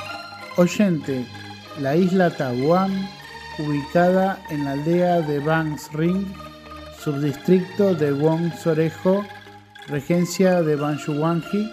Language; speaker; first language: Spanish; non-native, fluent; Indonesian